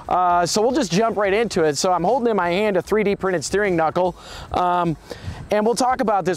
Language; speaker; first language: English; native; English